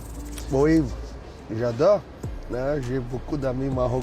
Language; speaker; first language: French; non-native, fluent; Portuguese